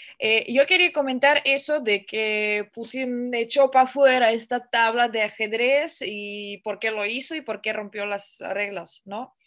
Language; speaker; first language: Spanish; non-native, fluent; Russian